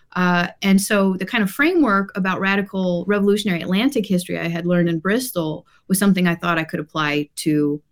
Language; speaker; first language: English; early bilingual, other home language; Japanese